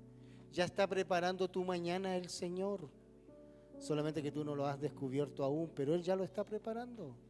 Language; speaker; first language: Spanish; native; Spanish